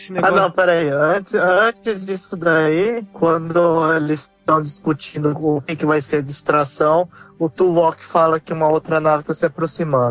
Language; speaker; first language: Portuguese; native; Portuguese